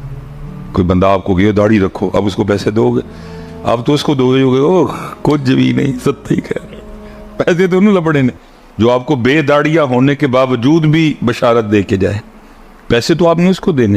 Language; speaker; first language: Hindi; non-native, local second language; Punjabi